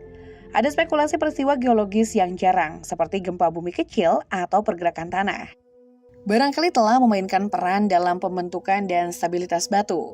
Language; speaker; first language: Indonesian; native; Indonesian